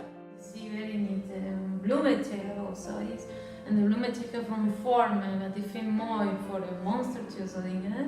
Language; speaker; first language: Dutch; non-native, learner; Spanish